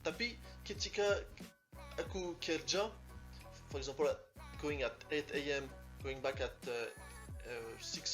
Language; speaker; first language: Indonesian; non-native, learner; French